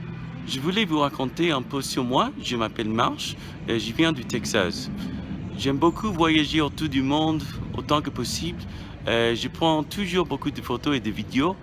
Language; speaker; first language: French; non-native, learner; English